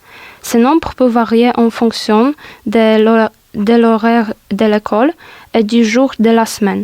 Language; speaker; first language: French; non-native, learner; Polish